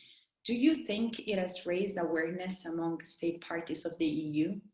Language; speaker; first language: English; non-native, fluent; Italian